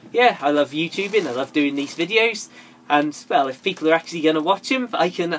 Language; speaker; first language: English; native; English